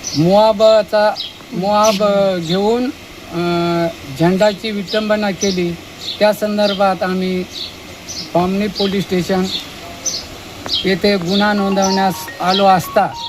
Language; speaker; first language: Marathi; non-native, local second language; Lambadi